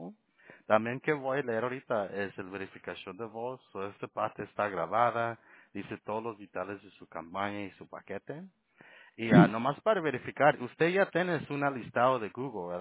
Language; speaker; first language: Spanish; early bilingual, heritage; Spanish